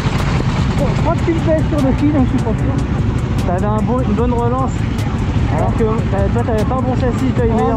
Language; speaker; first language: French; native; French